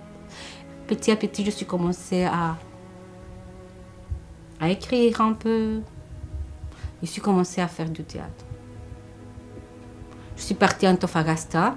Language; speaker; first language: French; non-native, fluent; Spanish